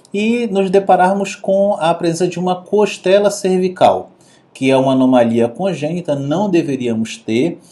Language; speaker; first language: Portuguese; native; Portuguese